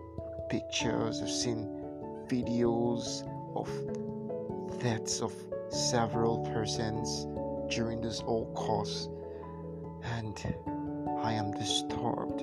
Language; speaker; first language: English; non-native, local second language; Yoruba